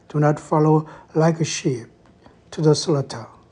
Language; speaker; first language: English; non-native, fluent; Korean